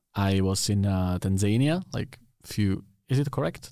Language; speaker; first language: English; non-native, learner; Czech